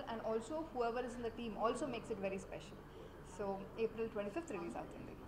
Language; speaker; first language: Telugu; non-native, learner; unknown